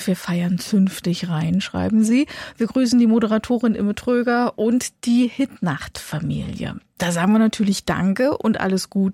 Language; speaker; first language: German; native; German